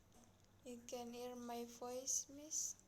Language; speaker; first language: English; non-native, learner; Indonesian